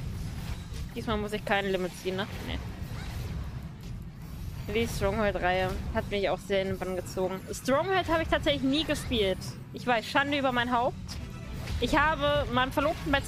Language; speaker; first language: German; native; German